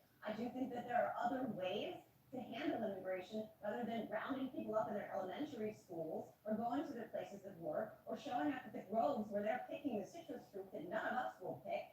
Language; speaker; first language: English; native; English